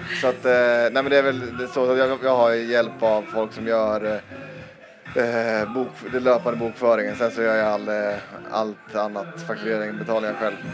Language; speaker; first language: Swedish; native; Swedish